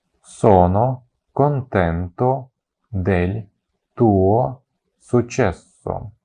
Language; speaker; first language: Italian; non-native, fluent; Ukrainian